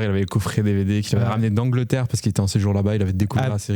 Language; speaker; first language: French; native; French